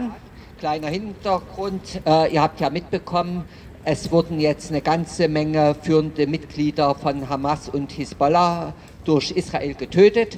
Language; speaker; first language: German; native; German